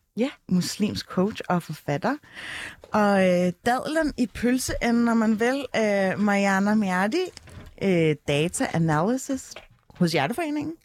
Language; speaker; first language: Danish; early bilingual, other home language; Arabic